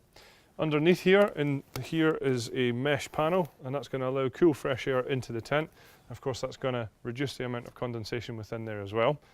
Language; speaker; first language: English; native; English